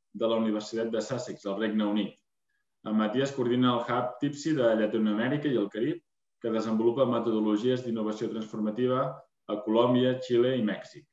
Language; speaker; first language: Catalan; native; Catalan